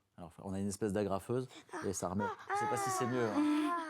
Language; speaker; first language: French; native; French